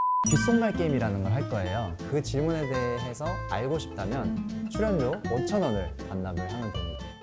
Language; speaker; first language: Korean; native; Korean